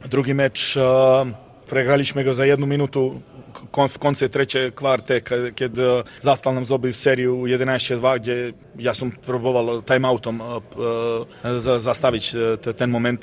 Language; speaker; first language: Polish; non-native, learner; Serbian